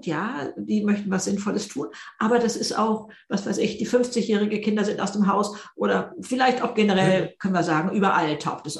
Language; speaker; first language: German; native; German